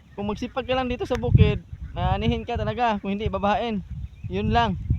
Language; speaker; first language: Filipino; non-native, local second language; Cebuano